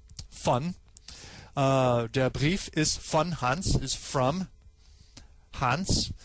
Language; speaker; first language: German; non-native, fluent; English